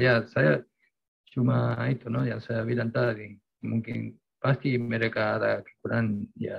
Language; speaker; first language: Indonesian; non-native, fluent; Spanish